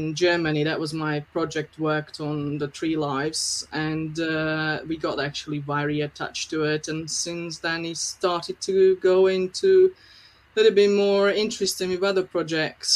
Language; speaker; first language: English; non-native, fluent; Slovak